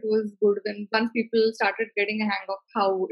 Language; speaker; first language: English; non-native, local second language; Marathi